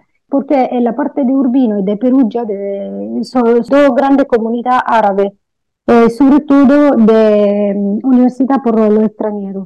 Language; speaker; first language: Spanish; non-native, fluent; Italian